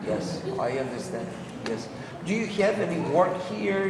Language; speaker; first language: English; non-native, fluent; Greek